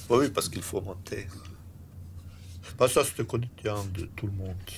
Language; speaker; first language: French; non-native, fluent; Bosnian